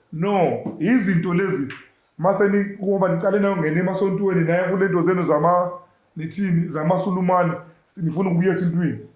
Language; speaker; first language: Zulu; native; Zulu